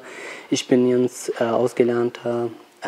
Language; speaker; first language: German; non-native, fluent; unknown